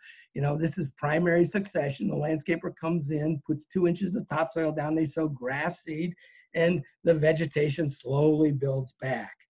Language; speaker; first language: English; native; English